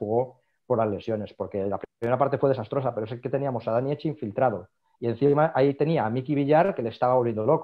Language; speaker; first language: Spanish; native; Spanish